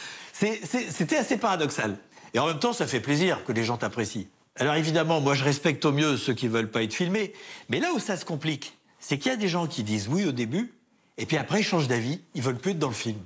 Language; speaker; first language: French; native; French